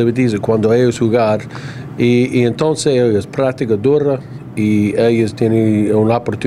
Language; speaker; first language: Spanish; non-native, learner; English